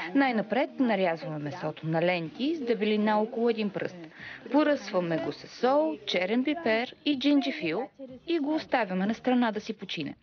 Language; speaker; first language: Bulgarian; non-native, fluent; Korean